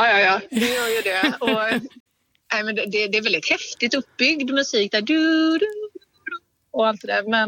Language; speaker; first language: Swedish; native; Swedish